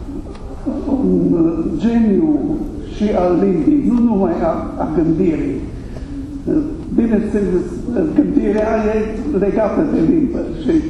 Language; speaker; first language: Romanian; non-native, fluent; German